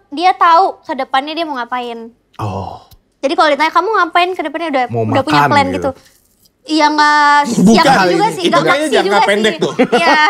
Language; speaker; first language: Indonesian; native; Indonesian